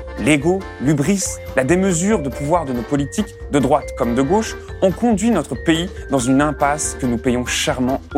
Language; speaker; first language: French; native; French